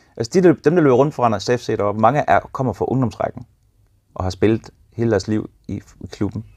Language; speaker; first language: Danish; native; Danish